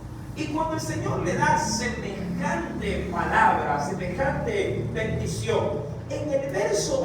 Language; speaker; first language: Spanish; native; Spanish